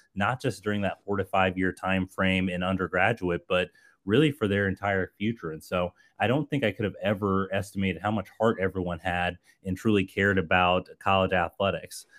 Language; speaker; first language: English; native; English